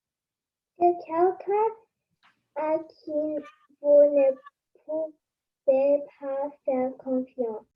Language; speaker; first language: French; non-native, learner; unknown